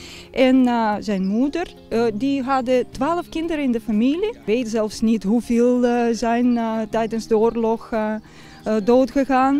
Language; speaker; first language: Dutch; non-native, fluent; Russian